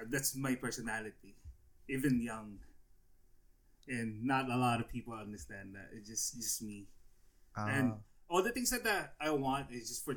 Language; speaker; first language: English; non-native, local second language; Filipino